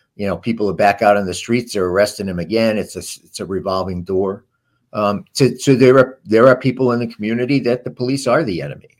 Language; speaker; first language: English; native; English